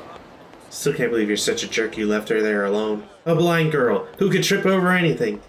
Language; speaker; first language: English; native; English